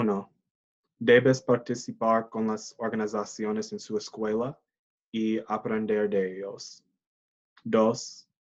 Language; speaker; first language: Spanish; non-native, learner; English